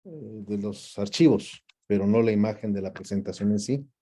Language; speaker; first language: Spanish; native; Spanish